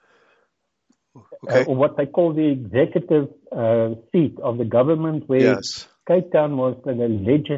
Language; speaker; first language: English; non-native, local second language; Afrikaans